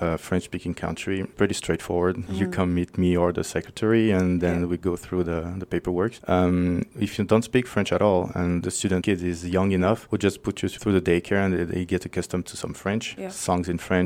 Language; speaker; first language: English; non-native, fluent; French